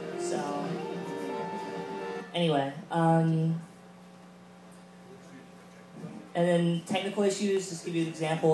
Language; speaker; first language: English; native; English